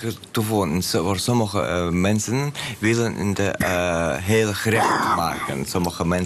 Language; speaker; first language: Dutch; non-native, learner; Russian